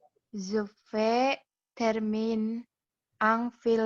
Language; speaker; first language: French; non-native, learner; Indonesian